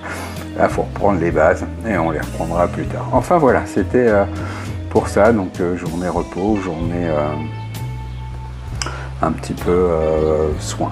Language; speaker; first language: French; native; French